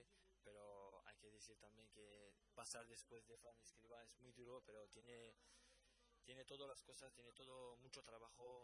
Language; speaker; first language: Spanish; non-native, fluent; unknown